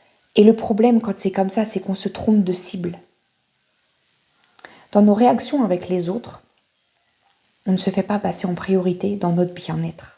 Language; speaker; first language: French; native; French